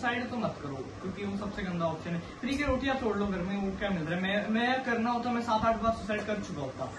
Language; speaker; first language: Hindi; native; Hindi